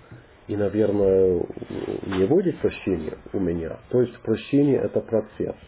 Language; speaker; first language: Russian; non-native, learner; English